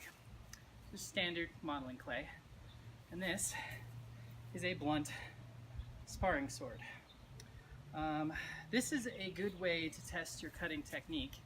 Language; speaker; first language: English; native; English